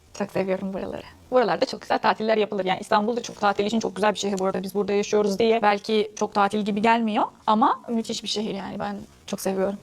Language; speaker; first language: Turkish; non-native, fluent; Arabic